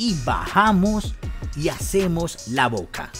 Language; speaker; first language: Spanish; native; Spanish